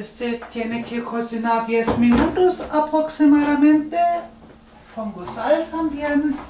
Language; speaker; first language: Spanish; non-native, fluent; Swedish